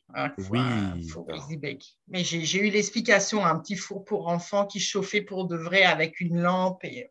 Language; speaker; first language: French; native; French